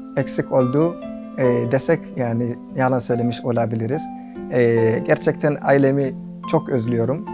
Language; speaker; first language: Turkish; non-native, fluent; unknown